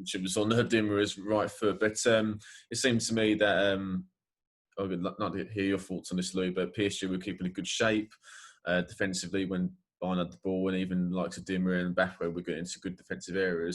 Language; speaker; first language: English; native; English